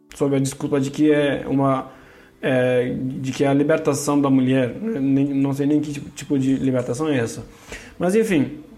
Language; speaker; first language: Portuguese; non-native, fluent; Kurdish